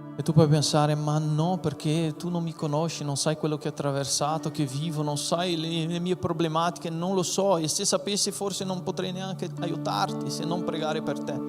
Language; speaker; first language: Italian; non-native, fluent; Portuguese